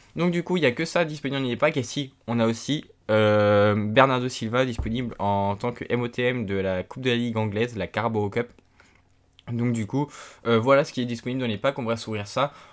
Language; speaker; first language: French; native; French